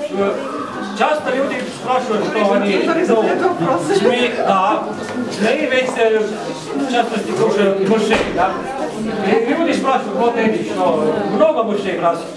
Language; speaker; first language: Russian; non-native, learner; Estonian